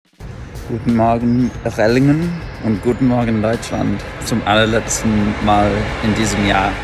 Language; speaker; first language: German; non-native, fluent; English